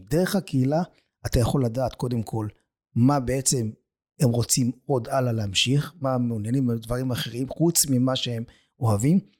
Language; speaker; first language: Hebrew; native; Hebrew